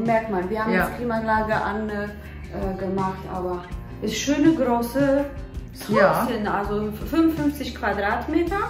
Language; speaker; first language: German; non-native, fluent; Polish